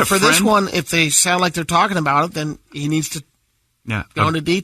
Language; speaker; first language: English; native; English